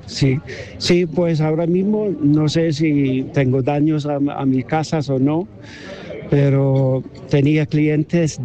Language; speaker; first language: Spanish; non-native, learner; English